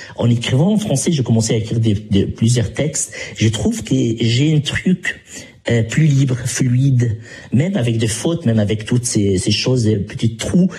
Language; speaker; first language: French; non-native, fluent; Arabic